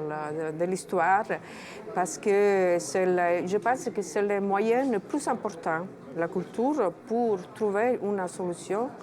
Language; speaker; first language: French; non-native, fluent; Italian